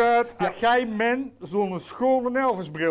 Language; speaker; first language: Dutch; native; Dutch